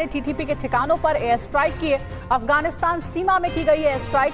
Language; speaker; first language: Hindi; native; Hindi